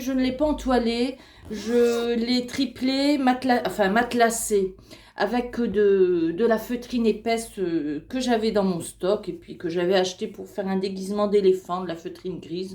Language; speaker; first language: French; native; French